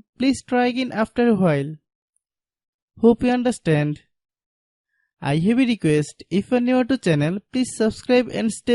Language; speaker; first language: English; non-native, fluent; Bangla